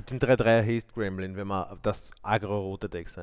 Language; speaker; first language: German; native; German